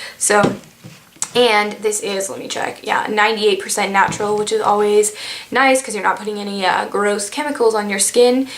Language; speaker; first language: English; native; English